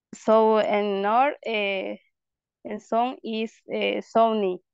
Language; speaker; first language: English; non-native, learner; Spanish